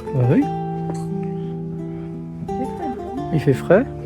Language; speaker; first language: French; native; French